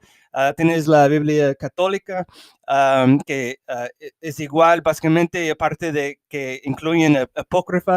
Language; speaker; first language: Spanish; early bilingual, heritage; English